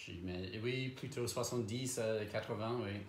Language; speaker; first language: French; non-native, fluent; English